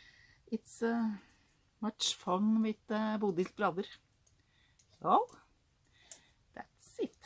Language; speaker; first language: English; non-native, learner; Norwegian